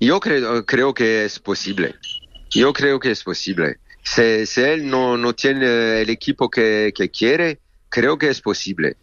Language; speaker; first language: Spanish; non-native, learner; French